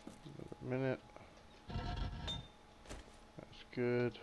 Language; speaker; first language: English; native; English